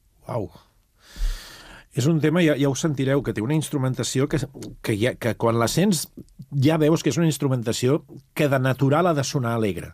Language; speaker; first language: Catalan; native; Catalan